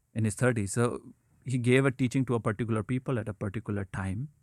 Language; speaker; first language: English; non-native, local second language; Hindi